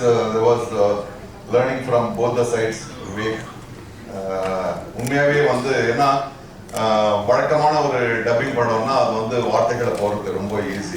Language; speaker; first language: Tamil; native; Tamil